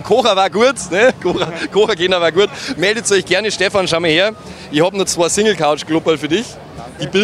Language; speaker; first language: German; native; German